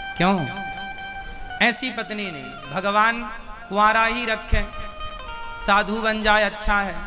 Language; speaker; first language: Hindi; native; Hindi